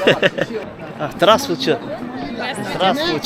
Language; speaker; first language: Russian; non-native, learner; English